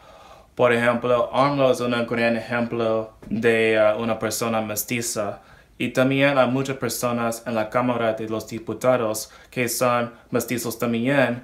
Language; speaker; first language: Spanish; non-native, learner; English